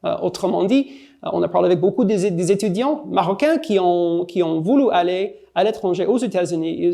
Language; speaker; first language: French; non-native, fluent; English